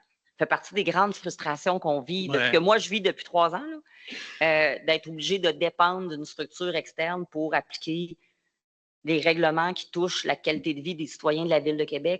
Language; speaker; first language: French; native; French